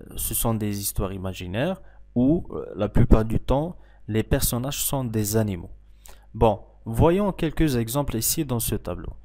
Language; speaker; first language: French; non-native, local second language; Arabic